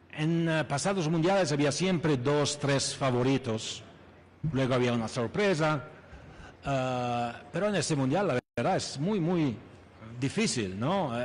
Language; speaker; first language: Spanish; non-native, fluent; Italian